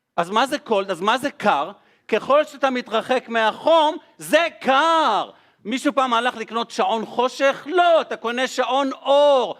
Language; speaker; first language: Hebrew; native; Hebrew